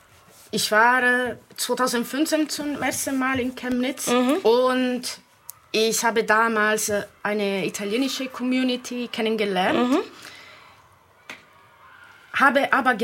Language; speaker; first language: German; non-native, fluent; Italian